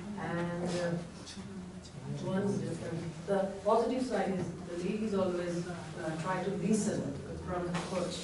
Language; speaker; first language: English; non-native, learner; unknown